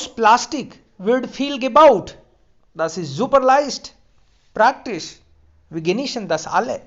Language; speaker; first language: German; non-native, fluent; Hindi